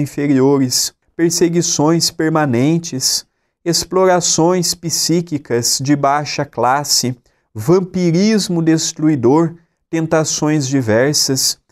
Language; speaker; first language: Portuguese; native; Portuguese